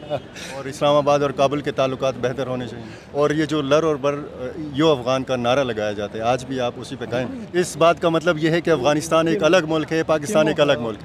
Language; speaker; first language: Hindi; non-native, local second language; Pashto